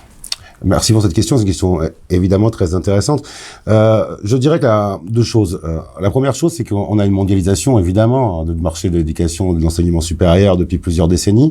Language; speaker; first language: French; native; French